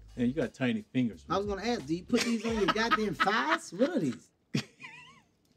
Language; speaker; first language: English; native; English